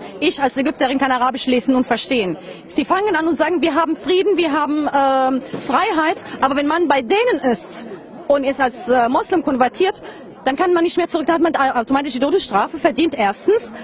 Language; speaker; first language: German; non-native, fluent; Arabic